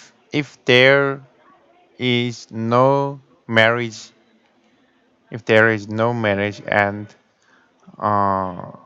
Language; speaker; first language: English; non-native, learner; Korean